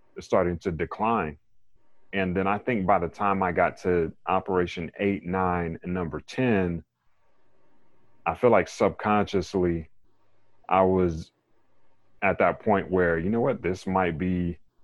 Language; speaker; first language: English; native; English